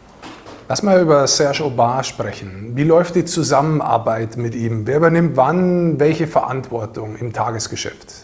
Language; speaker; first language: German; native; German